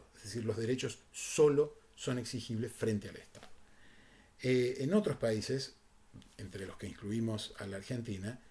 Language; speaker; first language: Spanish; native; Spanish